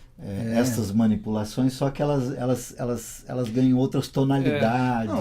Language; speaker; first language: Portuguese; native; Portuguese